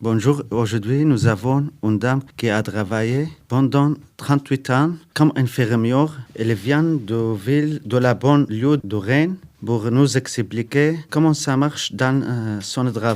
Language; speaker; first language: French; non-native, learner; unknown